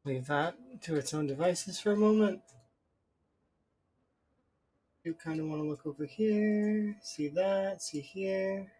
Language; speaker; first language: English; native; English